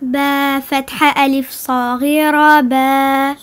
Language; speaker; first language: Arabic; non-native, learner; French